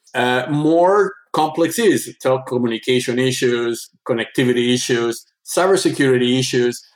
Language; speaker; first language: English; non-native, fluent; Spanish